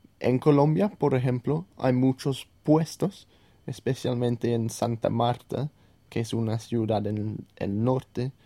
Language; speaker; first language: Spanish; non-native, fluent; English